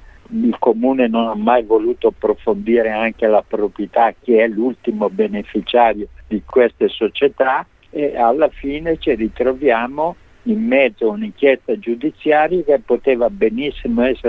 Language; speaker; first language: Italian; native; Italian